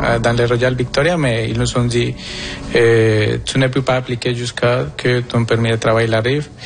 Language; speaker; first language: French; non-native, fluent; Spanish